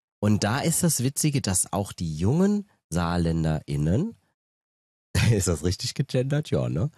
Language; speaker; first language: German; native; German